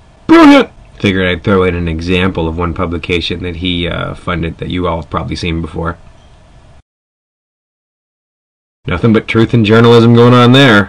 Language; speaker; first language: English; native; English